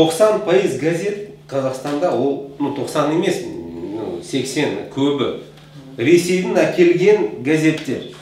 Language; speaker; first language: Kazakh; non-native, local second language; Russian